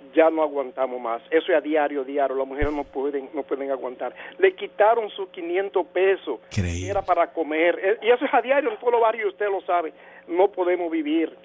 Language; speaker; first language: Spanish; native; Spanish